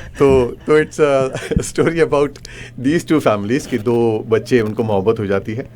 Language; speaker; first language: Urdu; native; Urdu